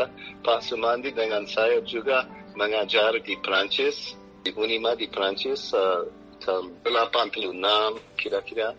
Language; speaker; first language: Indonesian; non-native, fluent; English